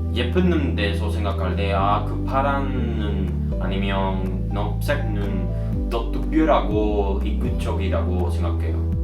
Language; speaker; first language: Korean; non-native, learner; Spanish